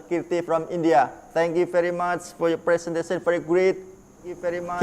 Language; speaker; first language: English; non-native, learner; Indonesian